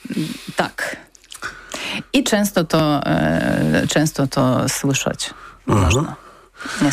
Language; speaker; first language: Polish; non-native, learner; Ukrainian